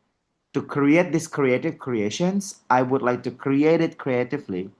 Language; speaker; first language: English; non-native, fluent; Indonesian